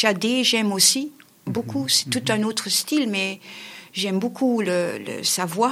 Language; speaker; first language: French; native; French